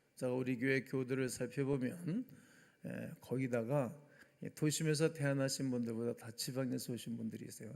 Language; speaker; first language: Korean; native; Korean